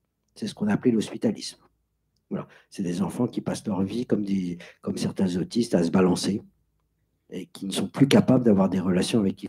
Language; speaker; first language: French; native; French